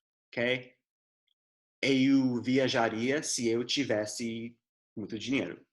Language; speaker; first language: Portuguese; non-native, fluent; English